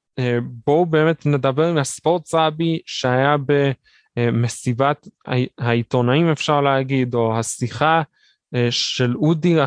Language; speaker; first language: Hebrew; native; Hebrew